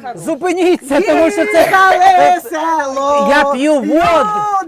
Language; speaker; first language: Ukrainian; native; Ukrainian